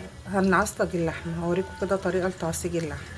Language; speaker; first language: Arabic; native; Arabic